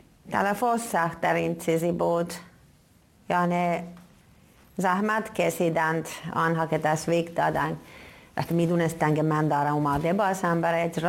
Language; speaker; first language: Persian; non-native, fluent; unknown